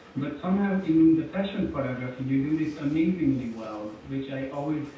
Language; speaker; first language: English; non-native, fluent; Hungarian